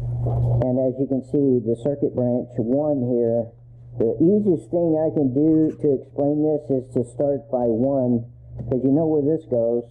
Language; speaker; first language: English; native; English